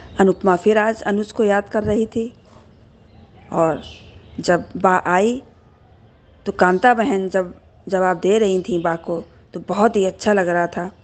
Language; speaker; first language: Hindi; native; Hindi